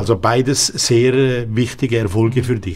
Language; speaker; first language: German; native; German